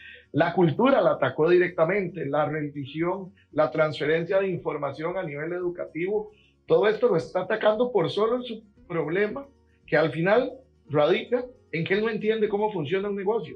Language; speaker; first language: Spanish; native; Spanish